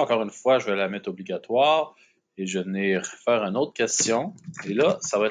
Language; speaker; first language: French; native; French